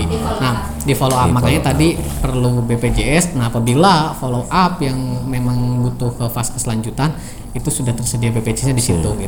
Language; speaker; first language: Indonesian; native; Indonesian